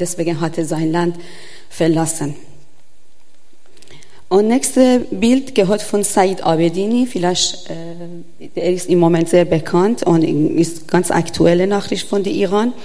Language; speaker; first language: German; non-native, learner; Persian